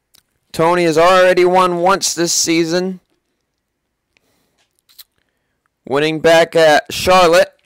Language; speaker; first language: English; native; English